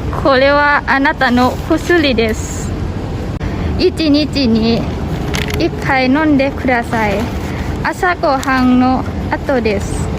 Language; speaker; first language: Japanese; non-native, learner; Thai